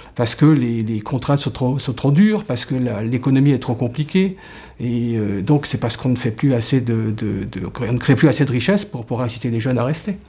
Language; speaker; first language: French; native; French